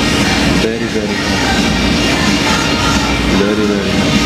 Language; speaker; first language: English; non-native, learner; Korean